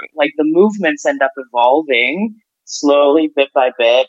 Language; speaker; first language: English; early bilingual, other home language; Ukrainian